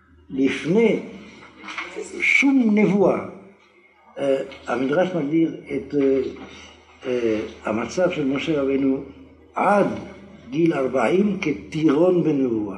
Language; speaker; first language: Hebrew; non-native, fluent; French